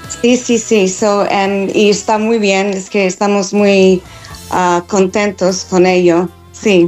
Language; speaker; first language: Spanish; non-native, fluent; English